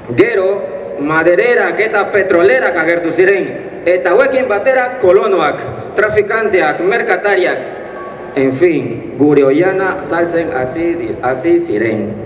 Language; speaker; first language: Basque; non-native, fluent; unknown